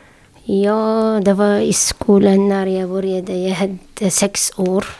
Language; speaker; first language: Swedish; non-native, learner; Syriac